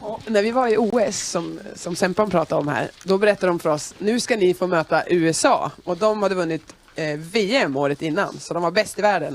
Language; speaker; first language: Swedish; native; Swedish